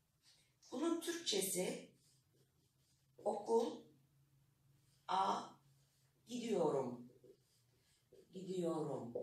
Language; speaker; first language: Turkish; non-native, fluent; Arabic